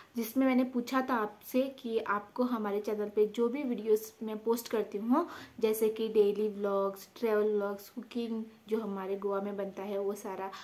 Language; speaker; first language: Hindi; non-native, local second language; Konkani